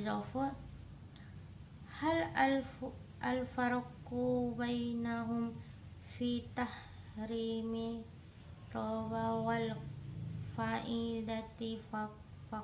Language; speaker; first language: Arabic; non-native, learner; Indonesian